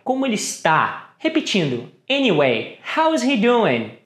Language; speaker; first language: English; non-native, fluent; Portuguese